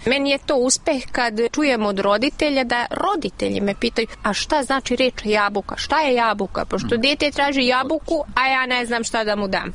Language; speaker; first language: Serbian; non-native, local second language; Hungarian